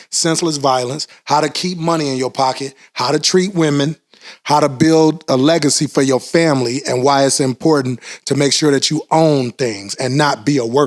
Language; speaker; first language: English; native; English